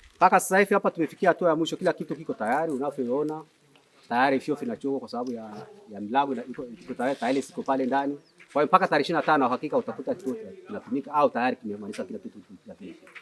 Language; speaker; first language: Swahili; non-native, local second language; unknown